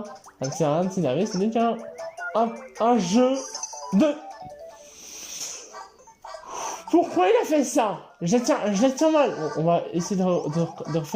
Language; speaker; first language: French; native; French